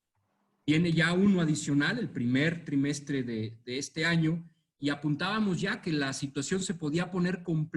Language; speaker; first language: Spanish; native; Spanish